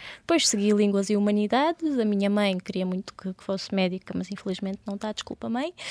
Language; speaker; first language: Portuguese; early bilingual, other home language; Russian